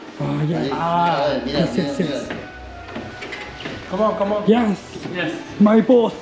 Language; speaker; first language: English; non-native, learner; Korean